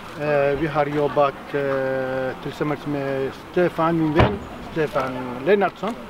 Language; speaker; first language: Swedish; non-native, fluent; Somali